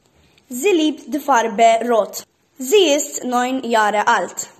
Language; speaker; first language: German; non-native, learner; Maltese